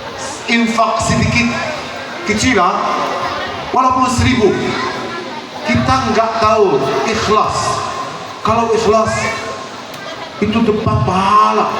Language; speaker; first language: Indonesian; non-native, learner; Arabic